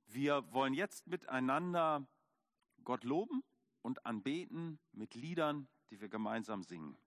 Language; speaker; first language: German; native; German